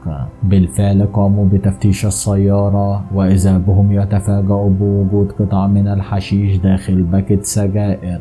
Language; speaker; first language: Arabic; native; Arabic